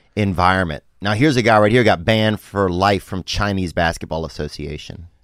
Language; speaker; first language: English; native; English